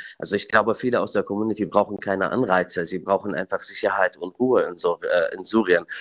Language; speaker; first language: German; non-native, fluent; Arabic